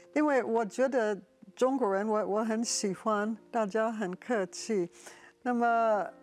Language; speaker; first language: Chinese; non-native, fluent; English